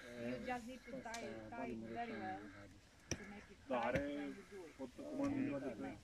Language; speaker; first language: English; non-native, learner; Romanian